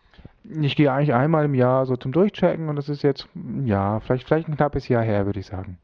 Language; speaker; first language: German; native; German